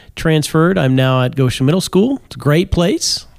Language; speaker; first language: English; native; English